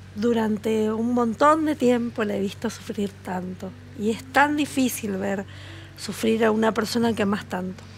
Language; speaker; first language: Spanish; native; Spanish